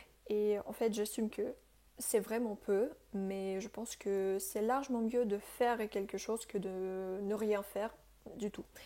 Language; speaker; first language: French; non-native, fluent; Russian